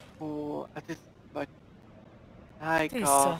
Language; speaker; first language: English; non-native, learner; Hungarian